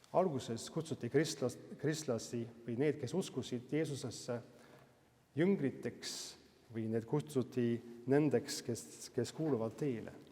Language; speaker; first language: Estonian; non-native, fluent; Norwegian